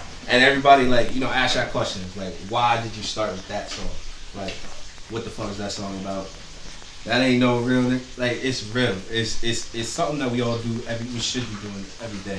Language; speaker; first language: English; native; English